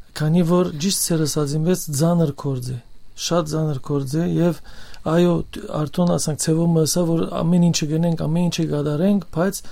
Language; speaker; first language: Armenian; native; Armenian